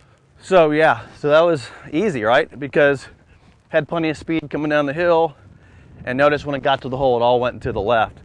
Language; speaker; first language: English; native; English